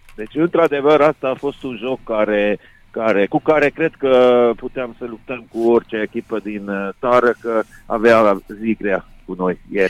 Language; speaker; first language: Romanian; non-native, local second language; Hungarian